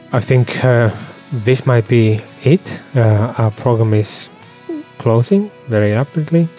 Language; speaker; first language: English; non-native, fluent; Latvian